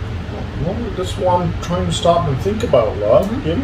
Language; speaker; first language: English; native; English